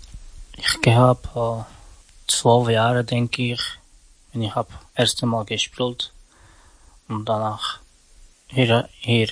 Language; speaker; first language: German; non-native, learner; Romany